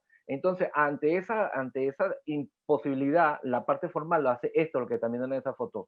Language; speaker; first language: Spanish; native; Spanish